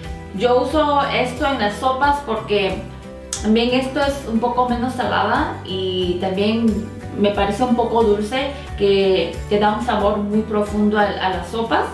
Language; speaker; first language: Spanish; non-native, fluent; Korean